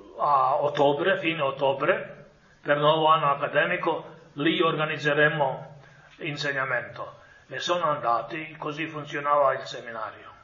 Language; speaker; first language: Italian; non-native, fluent; Croatian